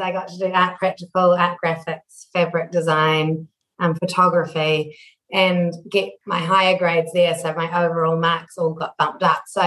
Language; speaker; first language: English; native; English